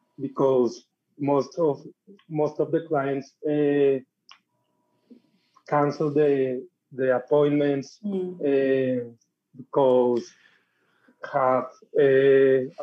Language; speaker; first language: English; non-native, learner; Spanish